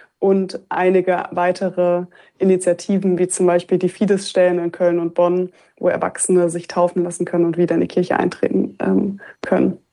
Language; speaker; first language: German; native; German